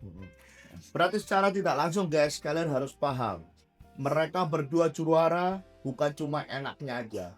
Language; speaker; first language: Indonesian; native; Indonesian